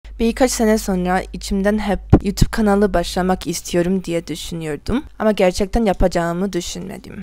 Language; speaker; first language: Turkish; non-native, learner; Korean